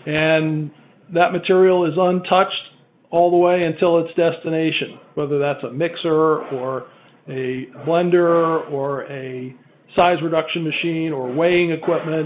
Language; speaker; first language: English; native; English